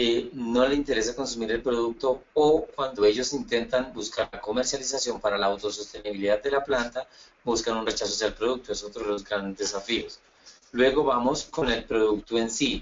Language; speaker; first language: Spanish; native; Spanish